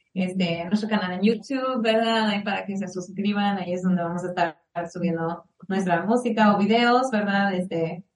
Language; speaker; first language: Spanish; early bilingual, heritage; Spanish